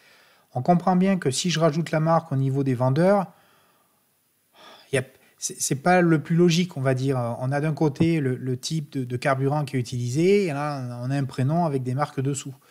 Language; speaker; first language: French; native; French